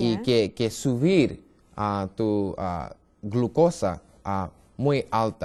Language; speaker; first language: Spanish; non-native, learner; English